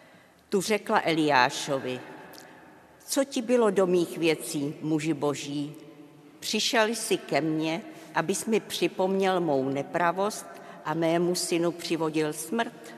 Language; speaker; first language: Czech; native; Czech